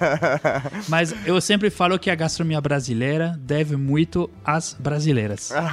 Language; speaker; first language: Portuguese; non-native, fluent; French